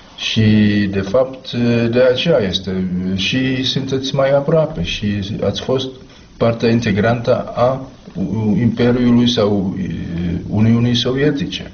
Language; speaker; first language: Romanian; non-native, fluent; Czech